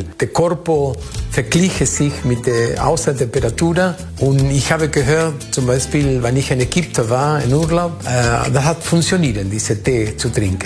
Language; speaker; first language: German; non-native, fluent; Spanish